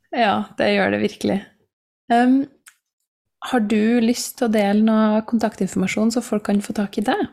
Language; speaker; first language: Norwegian; native; Norwegian